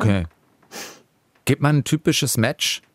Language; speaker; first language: German; native; German